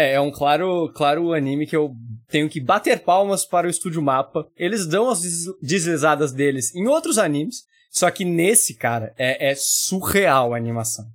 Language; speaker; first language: Portuguese; native; Portuguese